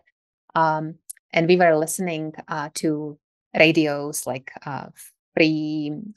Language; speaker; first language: English; non-native, fluent; Czech